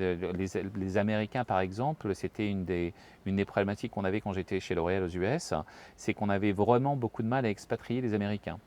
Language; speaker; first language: French; native; French